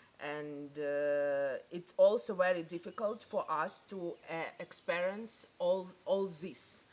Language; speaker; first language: English; non-native, learner; Ukrainian